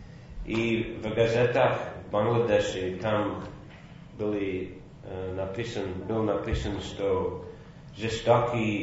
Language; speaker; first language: Russian; non-native, fluent; English